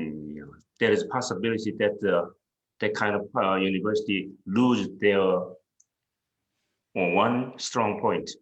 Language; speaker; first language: English; non-native, fluent; Korean